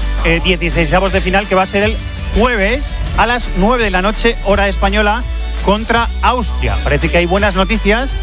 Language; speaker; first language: Spanish; native; Spanish